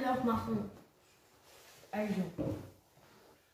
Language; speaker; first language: German; early bilingual, other home language; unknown